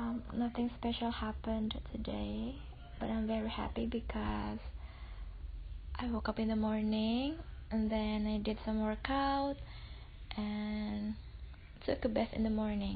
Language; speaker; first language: English; non-native, fluent; Indonesian